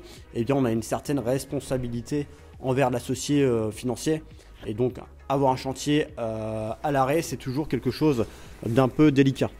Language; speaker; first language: French; native; French